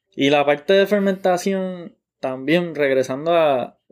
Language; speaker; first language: Spanish; native; Spanish